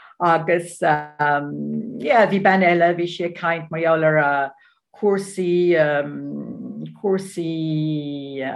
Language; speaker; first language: Irish; non-native, learner; Dutch